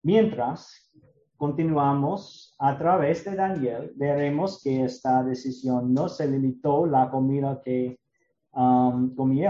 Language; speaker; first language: Spanish; non-native, learner; English